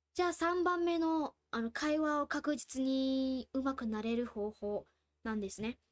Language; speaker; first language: Japanese; non-native, fluent; Burmese